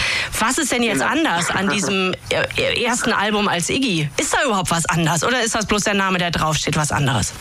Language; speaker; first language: German; native; German